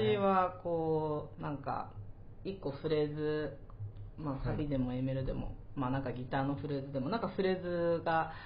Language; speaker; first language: Japanese; native; Japanese